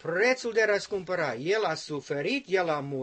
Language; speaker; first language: Romanian; non-native, learner; English